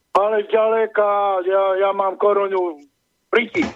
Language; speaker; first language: Slovak; non-native, local second language; Rusyn